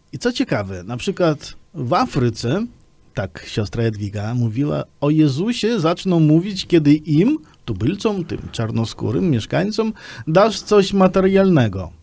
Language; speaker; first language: Polish; native; Polish